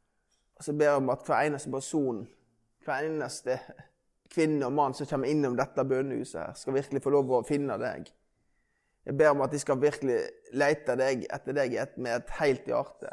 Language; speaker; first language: Norwegian; native; Norwegian